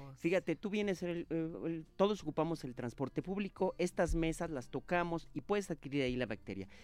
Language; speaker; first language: Spanish; native; Spanish